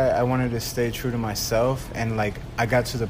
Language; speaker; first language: English; early bilingual, other home language; Spanish